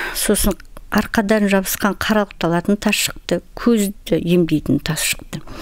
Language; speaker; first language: Kazakh; non-native, local second language; Russian